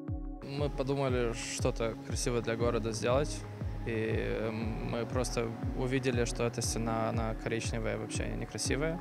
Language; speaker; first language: Russian; non-native, local second language; Romanian